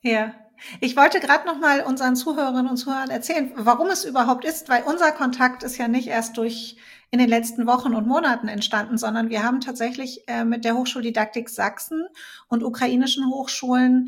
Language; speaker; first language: German; native; German